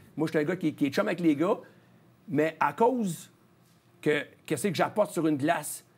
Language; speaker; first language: French; native; French